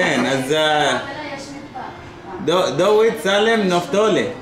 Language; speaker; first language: Hebrew; early bilingual, heritage; Hebrew